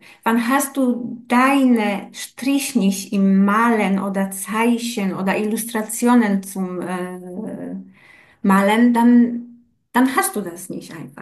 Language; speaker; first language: German; non-native, learner; Polish